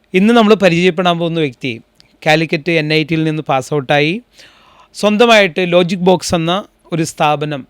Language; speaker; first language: Malayalam; native; Malayalam